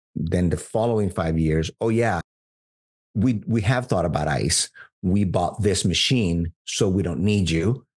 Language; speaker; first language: English; non-native, fluent; Spanish